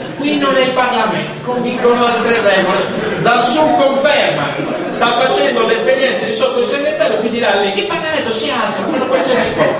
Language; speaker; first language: Italian; native; Italian